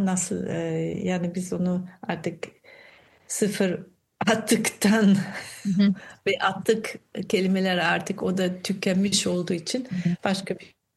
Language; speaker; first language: Turkish; non-native, fluent; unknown